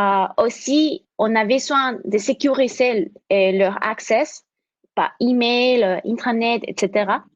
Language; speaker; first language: French; non-native, fluent; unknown